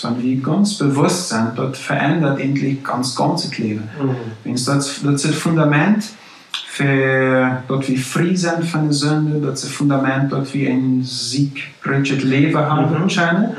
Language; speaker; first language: German; non-native, local second language; Plautdietsch